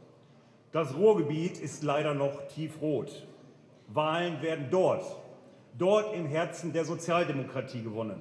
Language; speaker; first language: German; native; German